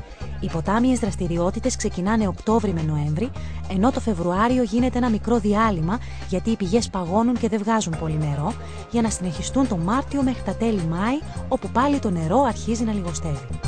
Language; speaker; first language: Greek; native; Greek